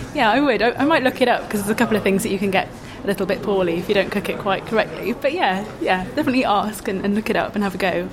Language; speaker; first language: English; native; English